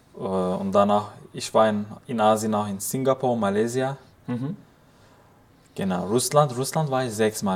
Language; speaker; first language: German; non-native, fluent; Turkish